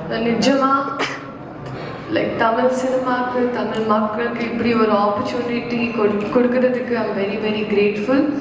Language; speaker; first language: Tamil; non-native, fluent; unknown